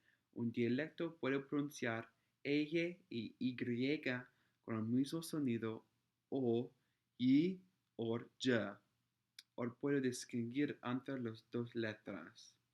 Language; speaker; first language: Spanish; non-native, fluent; English